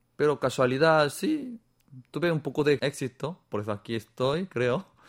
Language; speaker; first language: Spanish; non-native, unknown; Korean